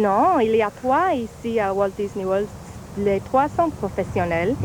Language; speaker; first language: French; non-native, learner; English